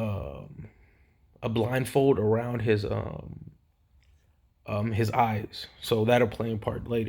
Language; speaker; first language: English; native; English